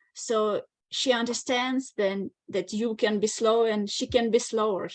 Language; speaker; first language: English; non-native, fluent; Russian